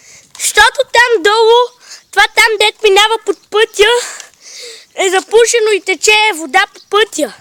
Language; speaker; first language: Bulgarian; native; Bulgarian